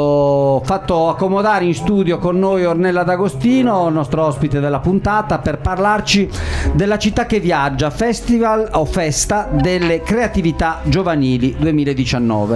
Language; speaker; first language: Italian; native; Italian